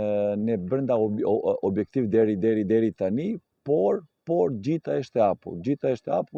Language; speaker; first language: Albanian; non-native, learner; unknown